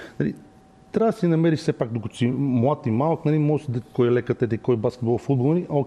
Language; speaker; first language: Bulgarian; native; Bulgarian